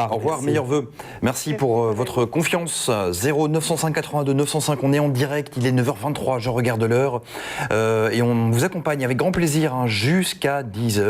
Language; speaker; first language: French; native; French